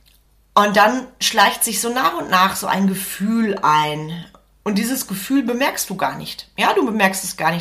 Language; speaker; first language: German; native; German